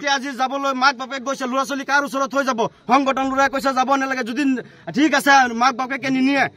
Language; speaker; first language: Assamese; non-native, local second language; Bangla